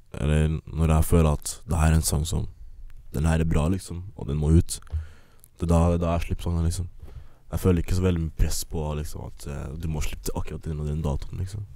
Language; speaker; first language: Norwegian; early bilingual, other home language; English